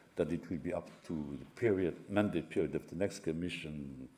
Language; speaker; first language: English; non-native, fluent; Luxembourgish